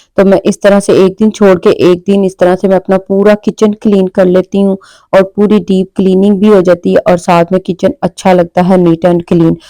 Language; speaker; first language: Urdu; non-native, local second language; Punjabi